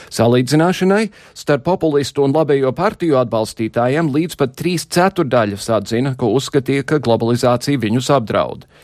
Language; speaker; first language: Latvian; early bilingual, heritage; Latvian